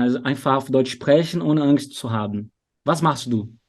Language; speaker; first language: German; non-native, fluent; Portuguese